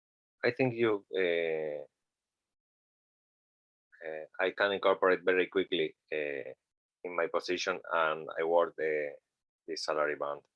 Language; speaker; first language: English; non-native, learner; Spanish